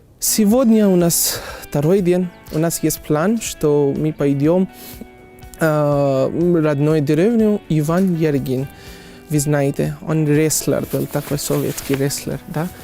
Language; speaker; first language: Russian; non-native, fluent; Bangla